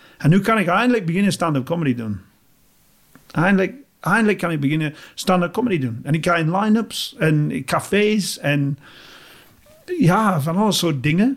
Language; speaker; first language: Dutch; non-native, fluent; English